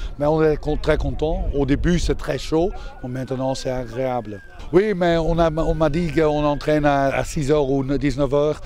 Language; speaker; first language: French; non-native, fluent; Dutch